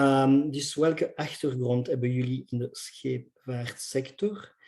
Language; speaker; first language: Dutch; non-native, local second language; French